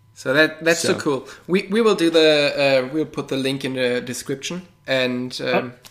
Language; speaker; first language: English; non-native, fluent; German